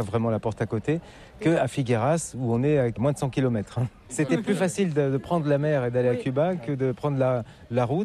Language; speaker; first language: French; native; French